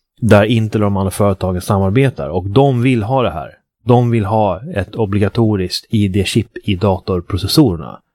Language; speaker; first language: Swedish; native; Swedish